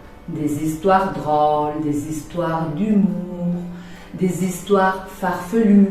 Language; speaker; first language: French; non-native, fluent; Spanish